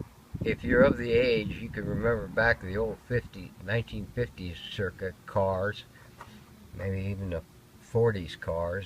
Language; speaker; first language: English; native; English